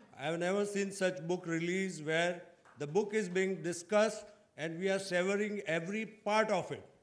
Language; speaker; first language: English; non-native, local second language; Gujarati